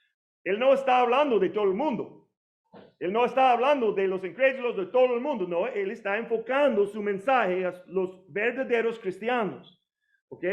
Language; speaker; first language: Spanish; non-native, fluent; English